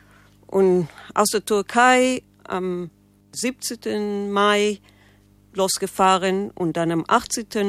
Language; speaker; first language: German; non-native, learner; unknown